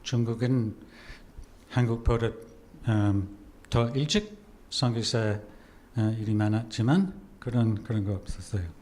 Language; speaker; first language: Korean; non-native, fluent; English